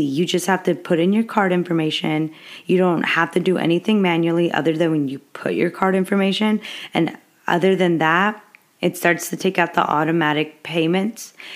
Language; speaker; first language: English; early bilingual, other home language; Spanish